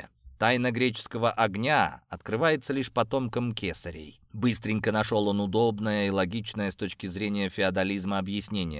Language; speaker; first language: Russian; native; Russian